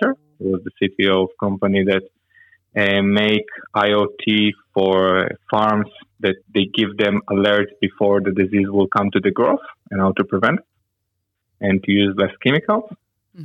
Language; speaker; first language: English; non-native, learner; Hebrew